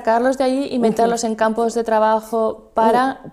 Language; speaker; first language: Spanish; native; Spanish